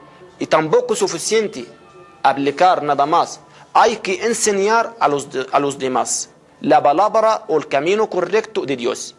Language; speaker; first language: Spanish; non-native, fluent; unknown